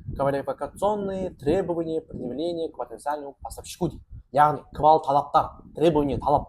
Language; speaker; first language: Russian; non-native, local second language; Kazakh